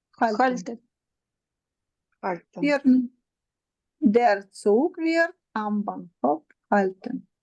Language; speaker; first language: German; non-native, learner; Ukrainian